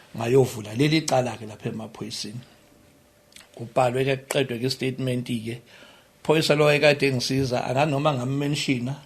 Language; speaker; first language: Zulu; native; Zulu